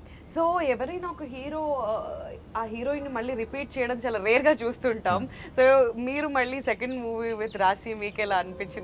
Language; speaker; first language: Telugu; native; Telugu